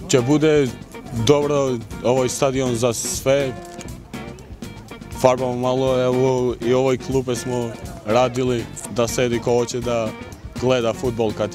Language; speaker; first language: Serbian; non-native, local second language; Albanian